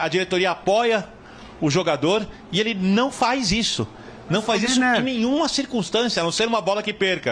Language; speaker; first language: Portuguese; native; Portuguese